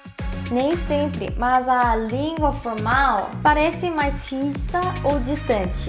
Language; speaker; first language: Portuguese; non-native, fluent; Korean